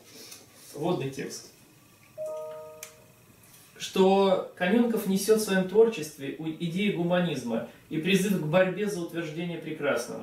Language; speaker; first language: Russian; native; Russian